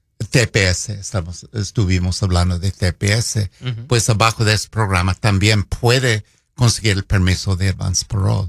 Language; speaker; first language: Spanish; non-native, fluent; English